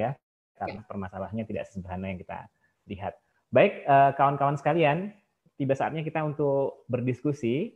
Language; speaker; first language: Indonesian; native; Indonesian